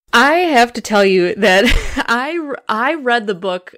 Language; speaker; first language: English; native; English